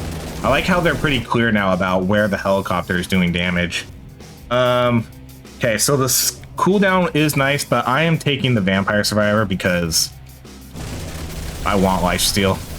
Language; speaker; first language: English; native; English